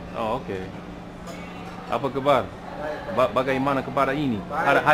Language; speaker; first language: Indonesian; non-native, learner; English